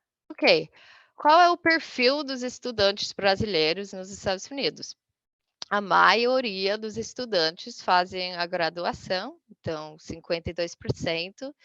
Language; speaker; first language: Portuguese; non-native, fluent; English